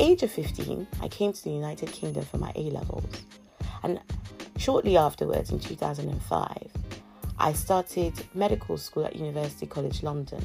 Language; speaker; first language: English; non-native, local second language; Yoruba